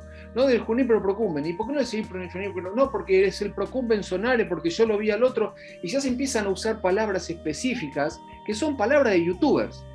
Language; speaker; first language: Spanish; native; Spanish